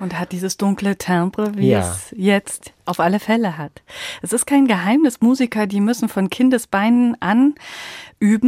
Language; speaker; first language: German; native; German